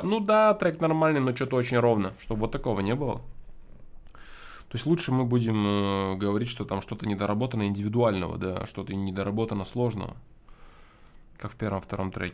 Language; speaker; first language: Russian; native; Russian